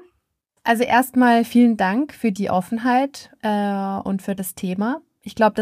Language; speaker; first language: German; native; German